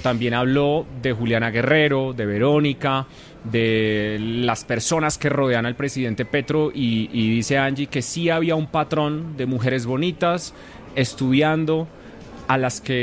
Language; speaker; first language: Spanish; native; Spanish